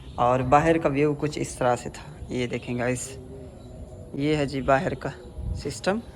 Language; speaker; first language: Urdu; non-native, local second language; Punjabi